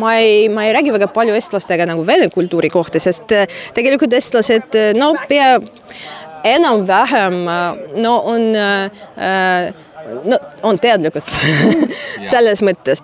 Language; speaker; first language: Estonian; non-native, fluent; Russian